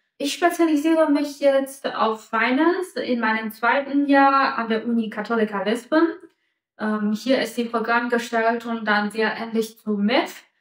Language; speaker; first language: German; non-native, fluent; Chinese